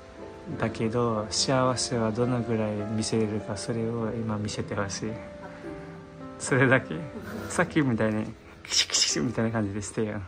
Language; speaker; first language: Japanese; non-native, learner; Nepali